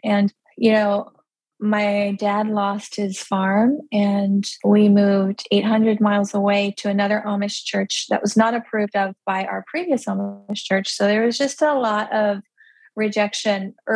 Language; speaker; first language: English; early bilingual, other home language; Pennsylvania German